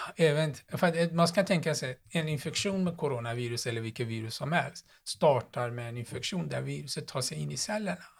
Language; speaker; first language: Swedish; non-native, fluent; Persian